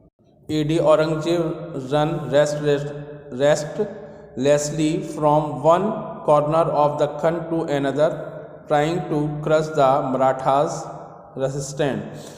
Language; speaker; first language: English; non-native, local second language; Hindi